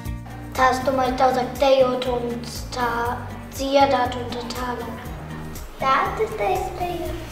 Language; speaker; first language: Latvian; early bilingual, heritage; Latvian